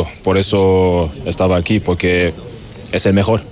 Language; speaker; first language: Spanish; non-native, fluent; German